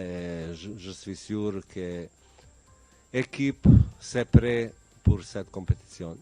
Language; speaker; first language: French; non-native, learner; Bosnian